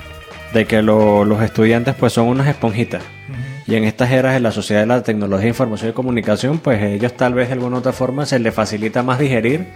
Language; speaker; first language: Spanish; native; Spanish